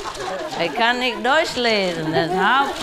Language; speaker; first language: German; non-native, learner; Vietnamese